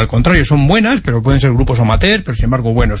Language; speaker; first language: Spanish; native; Spanish